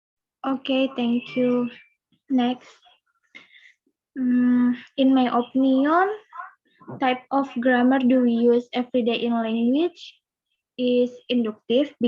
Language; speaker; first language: English; non-native, learner; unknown